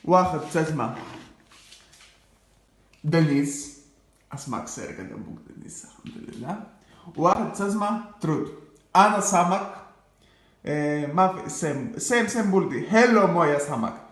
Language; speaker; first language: Arabic; non-native, learner; Greek